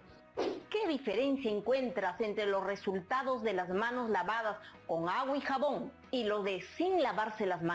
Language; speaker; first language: Spanish; native; Spanish